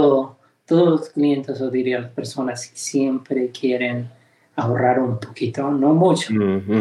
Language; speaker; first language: Spanish; early bilingual, heritage; Spanish